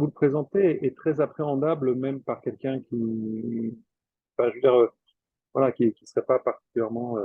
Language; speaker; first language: French; native; French